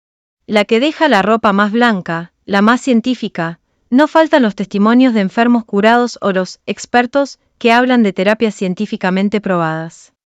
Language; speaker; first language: Spanish; native; Spanish